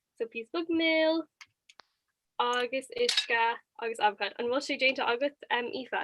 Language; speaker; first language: Irish; non-native, local second language; English